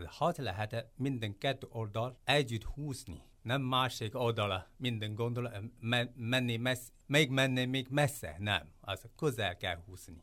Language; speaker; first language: Hungarian; non-native, learner; Chinese